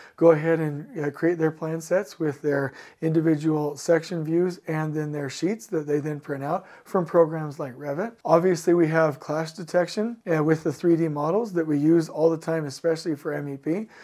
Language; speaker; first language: English; native; English